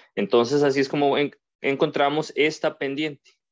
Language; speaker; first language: Spanish; native; Spanish